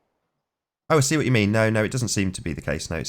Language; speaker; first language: English; native; English